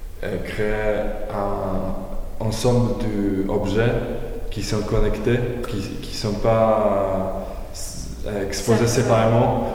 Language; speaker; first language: French; non-native, fluent; Polish